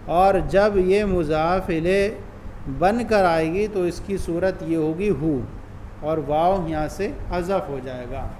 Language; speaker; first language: Urdu; native; Urdu